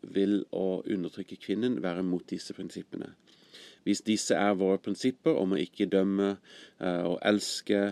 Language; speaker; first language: Norwegian; non-native, fluent; English